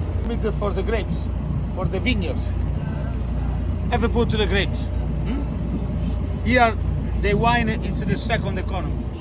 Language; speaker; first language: English; non-native, fluent; Italian